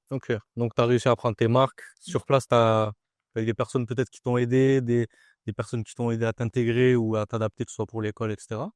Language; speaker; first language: French; native; French